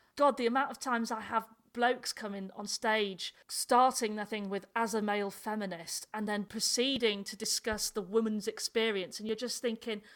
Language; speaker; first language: English; native; English